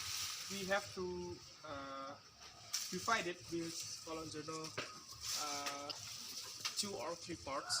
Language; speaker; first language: English; non-native, fluent; Indonesian